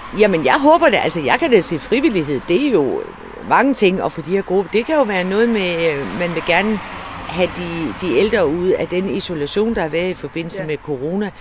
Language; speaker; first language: Danish; native; Danish